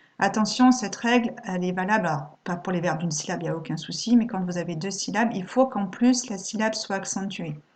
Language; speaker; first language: French; native; French